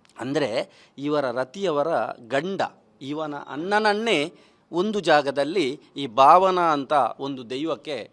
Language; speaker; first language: Kannada; non-native, local second language; Tulu